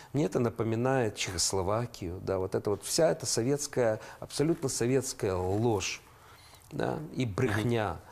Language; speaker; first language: Russian; non-native, local second language; Ukrainian